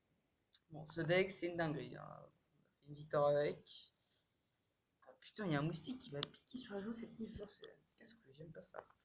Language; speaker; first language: French; native; French